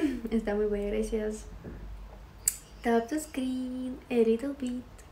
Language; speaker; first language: Spanish; non-native, fluent; Russian